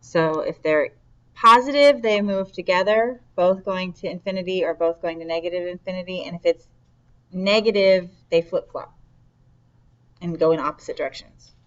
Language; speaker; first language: English; native; English